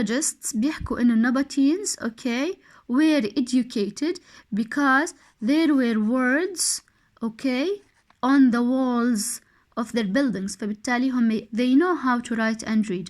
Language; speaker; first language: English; non-native, fluent; Arabic